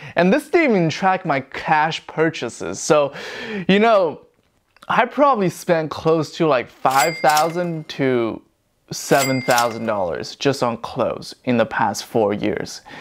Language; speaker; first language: English; non-native, fluent; Chinese